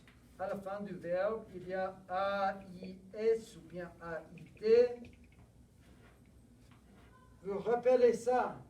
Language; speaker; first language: French; non-native, fluent; English